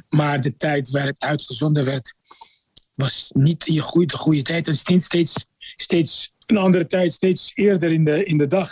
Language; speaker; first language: Dutch; non-native, fluent; Arabic